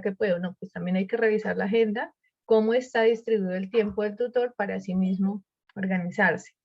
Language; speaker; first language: Spanish; native; Spanish